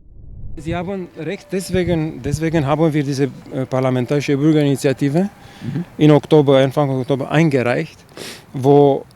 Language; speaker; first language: German; non-native, fluent; Chinese